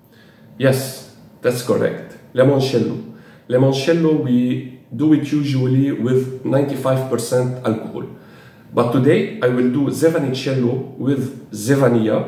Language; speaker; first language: English; non-native, fluent; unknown